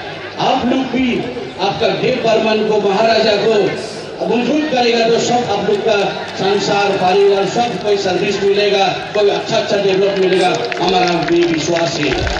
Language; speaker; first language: Hindi; non-native, local second language; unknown